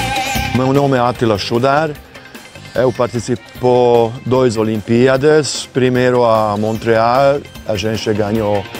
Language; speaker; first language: Portuguese; non-native, learner; Hungarian